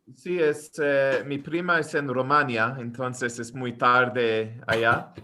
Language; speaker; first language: Spanish; non-native, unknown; English